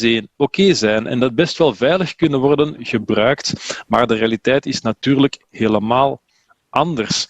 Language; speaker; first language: Dutch; native; Dutch